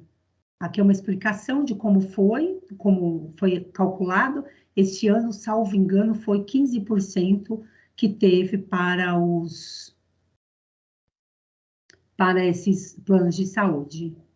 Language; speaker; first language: Portuguese; native; Portuguese